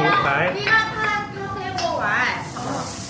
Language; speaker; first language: Chinese; non-native, learner; Korean